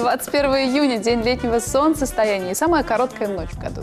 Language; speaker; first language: Russian; native; Russian